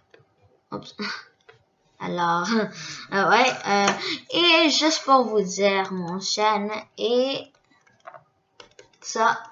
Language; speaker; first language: French; early bilingual, other home language; Korean